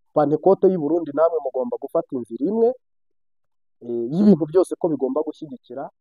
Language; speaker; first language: Kinyarwanda; native; Kinyarwanda